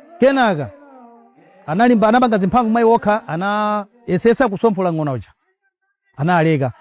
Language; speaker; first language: Nyanja; native; Nyanja